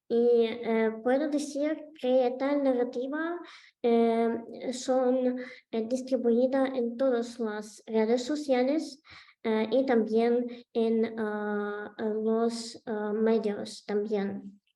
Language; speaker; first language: Spanish; non-native, fluent; Ukrainian